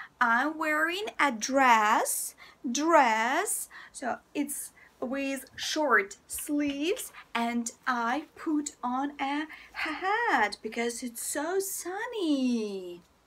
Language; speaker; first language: English; non-native, fluent; Russian